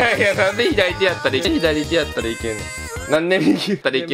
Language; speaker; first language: Japanese; native; Japanese